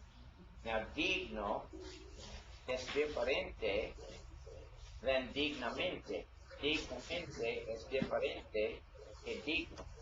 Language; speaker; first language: Spanish; non-native, learner; English